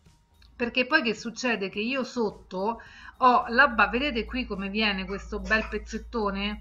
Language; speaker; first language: Italian; native; Italian